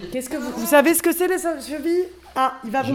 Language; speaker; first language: French; native; French